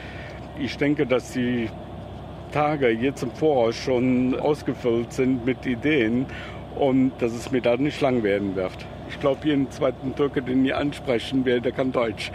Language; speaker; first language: German; native; German